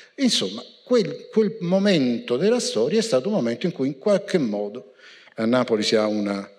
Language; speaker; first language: Italian; native; Italian